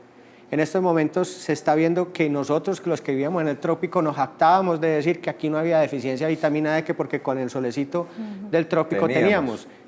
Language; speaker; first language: Spanish; native; Spanish